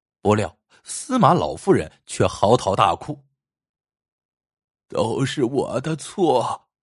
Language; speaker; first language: Chinese; native; Chinese